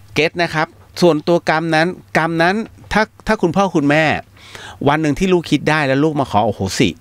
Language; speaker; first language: Thai; native; Thai